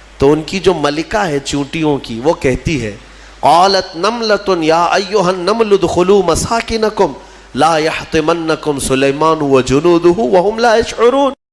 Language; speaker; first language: Urdu; native; Urdu